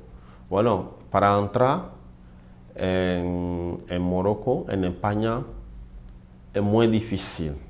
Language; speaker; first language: Spanish; non-native, learner; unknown